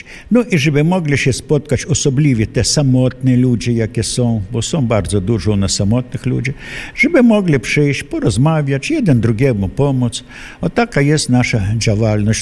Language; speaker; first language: Polish; early bilingual, heritage; Polish